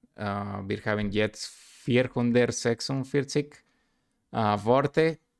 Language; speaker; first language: German; non-native, learner; Spanish